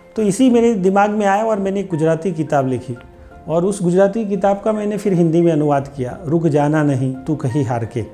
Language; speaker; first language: Hindi; non-native, local second language; Gujarati